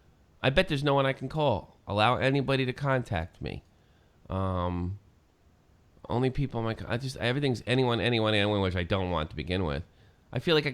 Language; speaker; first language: English; native; English